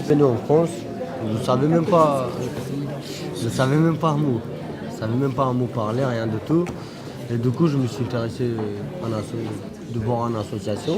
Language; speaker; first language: French; non-native, learner; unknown